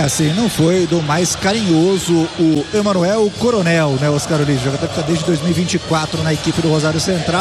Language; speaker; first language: Portuguese; native; Portuguese